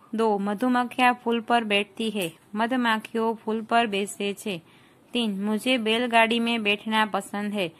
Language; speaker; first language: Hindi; non-native, local second language; Gujarati